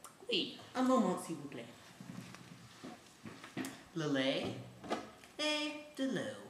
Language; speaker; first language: French; non-native, learner; English